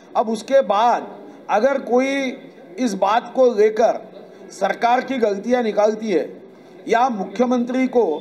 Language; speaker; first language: Hindi; non-native, local second language; Marathi